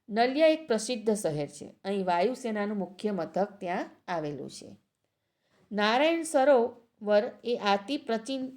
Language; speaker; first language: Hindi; non-native, local second language; Gujarati